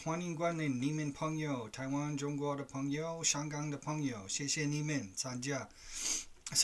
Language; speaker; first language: Chinese; non-native, learner; English